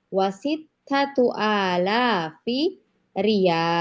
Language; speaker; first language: Arabic; non-native, fluent; Indonesian